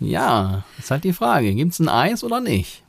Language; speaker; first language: German; native; German